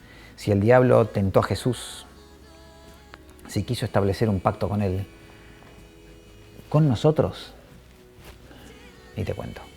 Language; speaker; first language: Spanish; native; Spanish